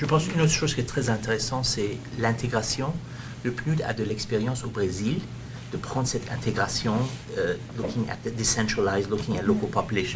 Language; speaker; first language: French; non-native, fluent; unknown